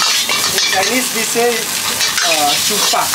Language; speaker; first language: English; non-native, local second language; Nepali